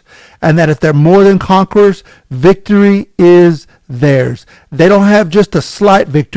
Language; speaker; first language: English; native; English